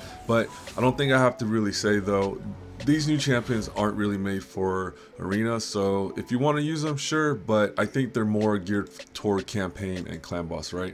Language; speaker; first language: English; native; English